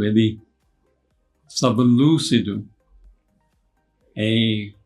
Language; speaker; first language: Portuguese; non-native, fluent; English